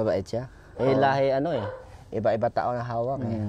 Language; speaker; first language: Filipino; non-native, learner; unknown